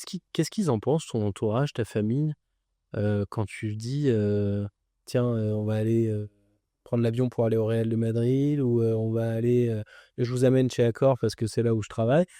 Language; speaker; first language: French; native; French